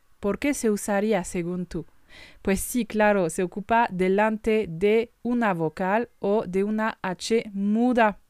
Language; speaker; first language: Spanish; non-native, fluent; French